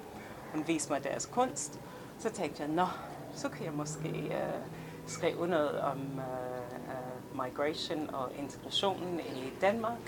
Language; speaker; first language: Danish; non-native, fluent; English